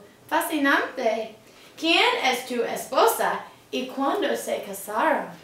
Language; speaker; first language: Spanish; non-native, learner; English